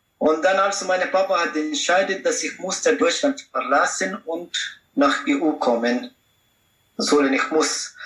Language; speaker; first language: German; non-native, learner; Pashto